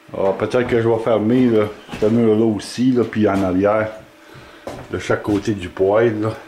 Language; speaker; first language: French; native; French